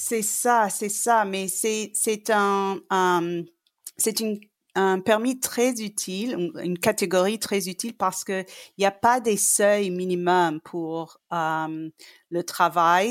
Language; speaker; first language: French; non-native, fluent; English